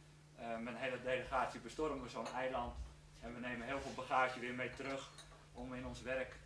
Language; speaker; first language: Dutch; native; Dutch